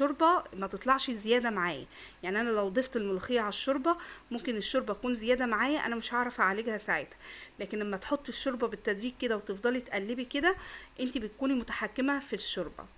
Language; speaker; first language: Arabic; native; Arabic